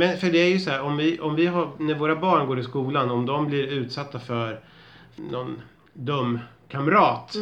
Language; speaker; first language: Swedish; native; Swedish